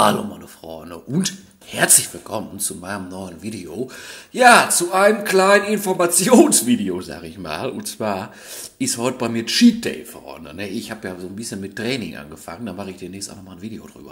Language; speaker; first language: German; native; German